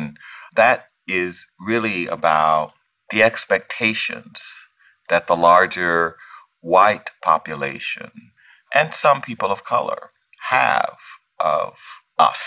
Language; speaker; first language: English; native; English